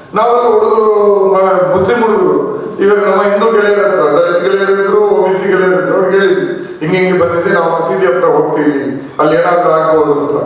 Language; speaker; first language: Kannada; non-native, local second language; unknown